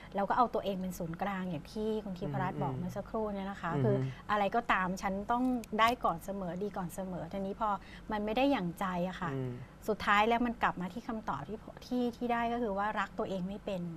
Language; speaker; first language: Thai; native; Thai